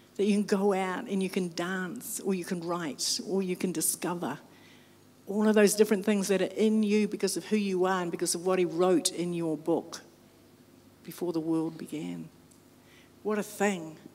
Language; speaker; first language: English; native; English